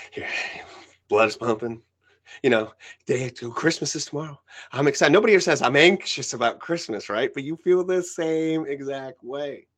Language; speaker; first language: English; early bilingual, other home language; Spanish